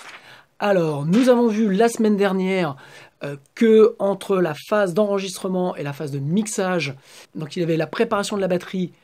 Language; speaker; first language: French; native; French